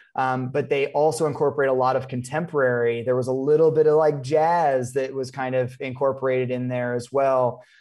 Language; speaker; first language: English; native; English